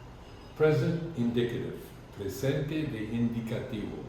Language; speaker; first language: Spanish; non-native, learner; English